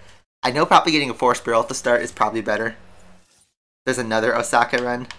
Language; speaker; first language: English; native; English